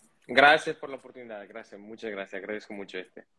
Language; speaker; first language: Spanish; non-native, fluent; Italian